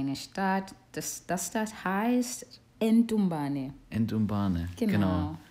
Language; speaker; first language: German; non-native, learner; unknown